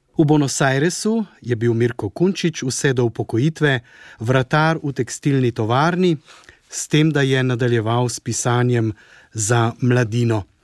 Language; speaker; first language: Slovenian; native; Slovenian